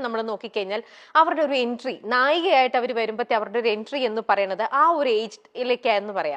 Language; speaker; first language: Malayalam; native; Malayalam